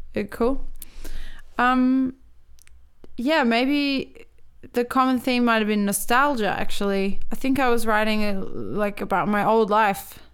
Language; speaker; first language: English; native; English